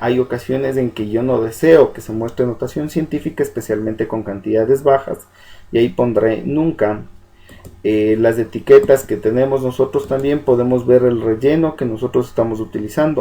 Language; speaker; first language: Spanish; native; Spanish